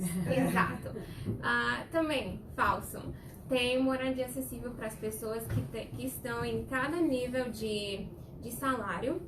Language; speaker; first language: Portuguese; non-native, fluent; Spanish